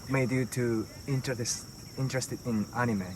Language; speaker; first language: English; non-native, learner; Japanese